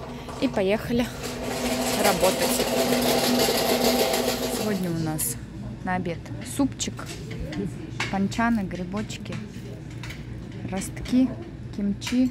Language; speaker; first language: Russian; native; Russian